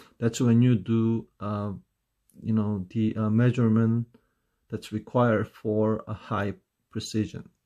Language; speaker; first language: English; non-native, fluent; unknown